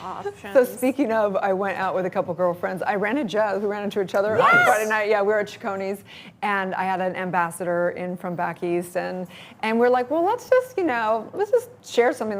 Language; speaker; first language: English; native; English